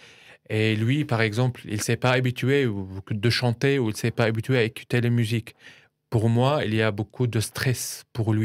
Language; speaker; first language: French; non-native, fluent; Arabic